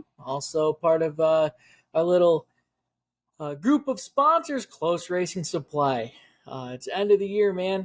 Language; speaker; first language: English; native; English